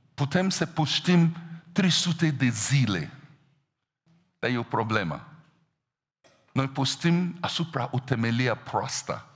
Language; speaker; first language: Romanian; non-native, fluent; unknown